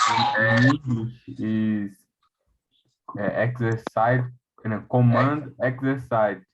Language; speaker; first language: English; non-native, learner; Portuguese